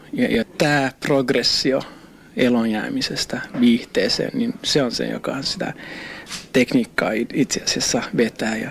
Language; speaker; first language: Finnish; non-native, local second language; Swedish